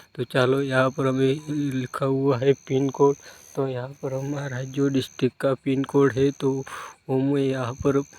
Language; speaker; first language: Hindi; non-native, local second language; Gujarati